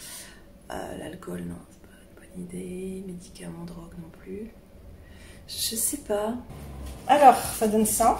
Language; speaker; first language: French; native; French